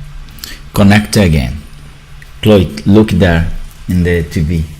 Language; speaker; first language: English; non-native, learner; Portuguese